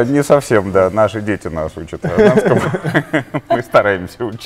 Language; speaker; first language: Russian; native; Russian